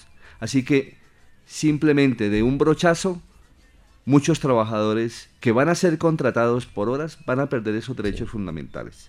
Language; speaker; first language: Spanish; native; Spanish